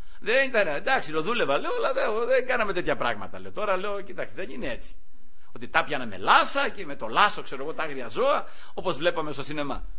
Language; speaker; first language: Greek; native; Greek